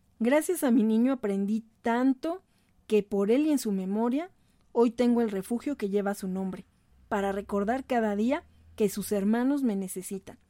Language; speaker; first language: Spanish; native; Spanish